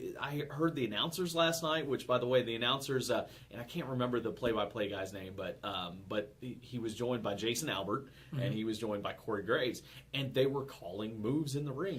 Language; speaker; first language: English; native; English